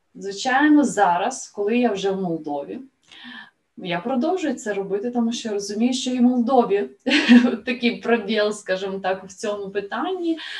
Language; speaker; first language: Ukrainian; native; Ukrainian